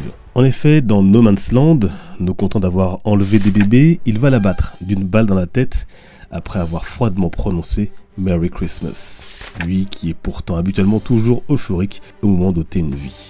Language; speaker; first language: French; native; French